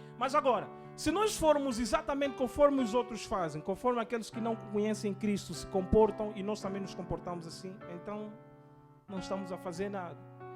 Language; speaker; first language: Portuguese; native; Portuguese